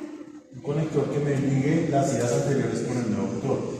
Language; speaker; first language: Spanish; native; Spanish